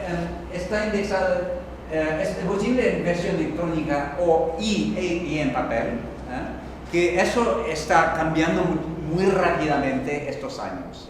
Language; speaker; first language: Spanish; non-native, fluent; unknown